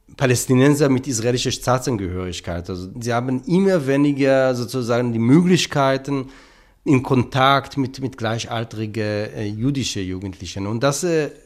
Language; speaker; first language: German; non-native, fluent; Hebrew